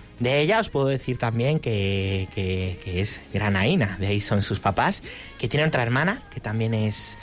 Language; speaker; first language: Spanish; native; Spanish